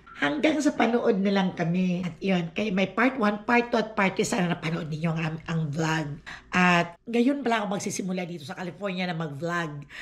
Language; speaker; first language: Filipino; non-native, local second language; Aklanon